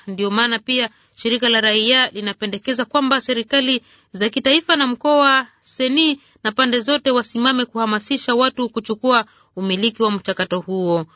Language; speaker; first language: Swahili; native; Swahili